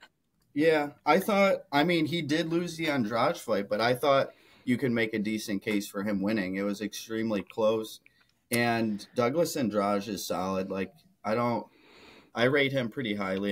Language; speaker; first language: English; native; English